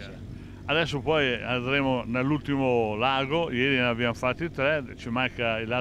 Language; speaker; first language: Italian; native; Italian